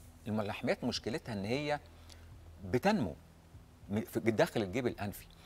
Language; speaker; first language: Arabic; native; Arabic